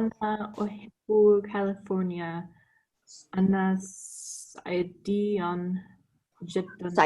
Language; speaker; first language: Arabic; non-native, learner; English